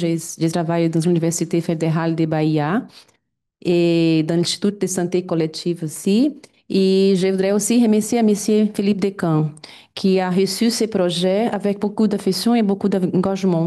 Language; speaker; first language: French; non-native, fluent; Portuguese